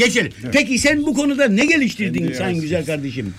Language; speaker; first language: Turkish; native; Turkish